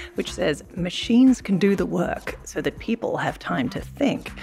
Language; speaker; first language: English; native; English